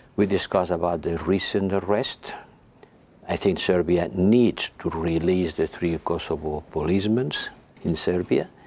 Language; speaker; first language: English; non-native, fluent; Spanish